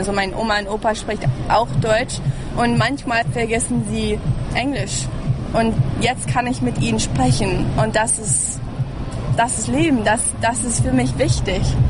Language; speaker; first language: German; early bilingual, heritage; English